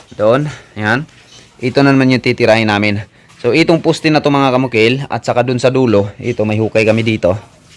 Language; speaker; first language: Filipino; non-native, local second language; Cebuano